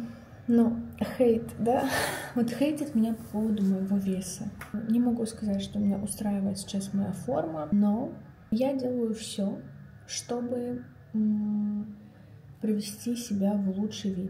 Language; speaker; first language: Russian; native; Russian